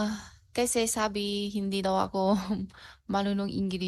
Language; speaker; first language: Filipino; non-native, learner; Chinese